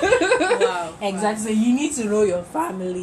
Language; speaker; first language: English; non-native, local second language; Yoruba